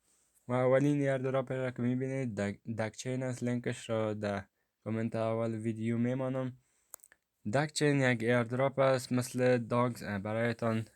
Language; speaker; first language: Persian; native; Persian